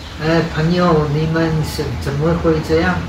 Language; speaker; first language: Chinese; non-native, fluent; Czech